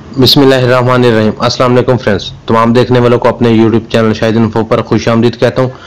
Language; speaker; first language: Urdu; non-native, local second language; Punjabi